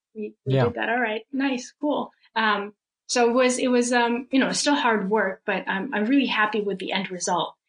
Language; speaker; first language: English; early bilingual, other home language; Russian